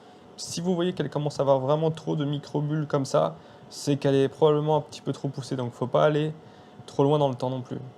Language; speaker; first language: French; native; French